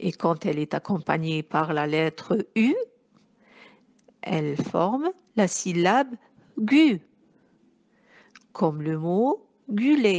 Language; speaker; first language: French; non-native, local second language; Arabic